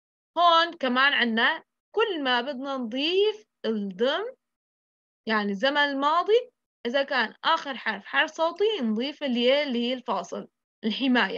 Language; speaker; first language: Arabic; native; Arabic